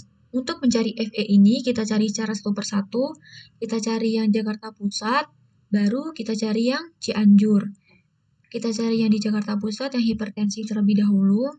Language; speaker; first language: Indonesian; native; Indonesian